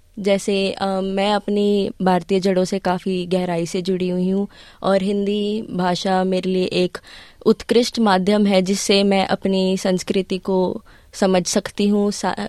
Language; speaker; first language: Hindi; early bilingual, heritage; Hindi